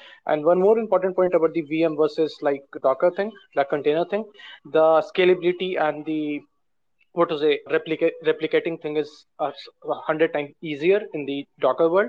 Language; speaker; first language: English; non-native, local second language; Hindi